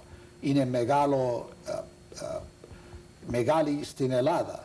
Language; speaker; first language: Greek; early bilingual, heritage; Greek